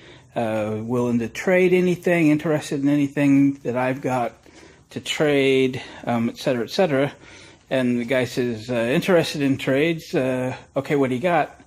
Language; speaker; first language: English; native; English